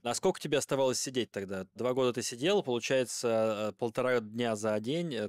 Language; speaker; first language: Russian; native; Russian